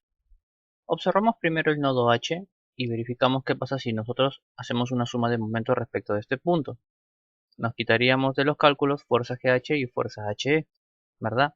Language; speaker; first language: Spanish; native; Spanish